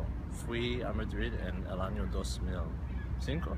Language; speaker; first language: Spanish; non-native, fluent; English